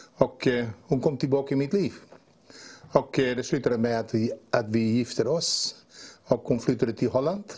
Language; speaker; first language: Swedish; non-native, fluent; Dutch